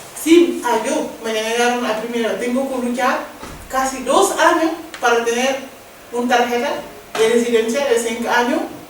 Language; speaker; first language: Spanish; non-native, learner; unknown